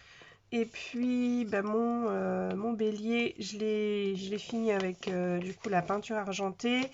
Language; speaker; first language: French; native; French